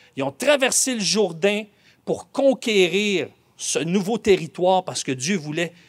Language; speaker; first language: French; native; French